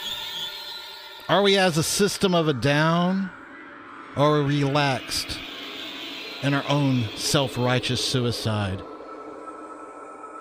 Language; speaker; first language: English; native; English